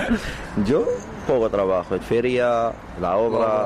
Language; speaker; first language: Spanish; non-native, learner; Arabic